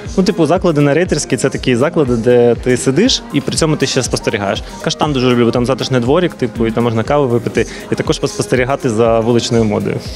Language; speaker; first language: Ukrainian; non-native, local second language; Russian